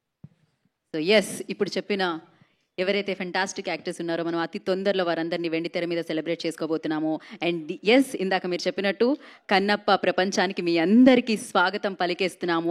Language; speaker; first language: Telugu; native; Telugu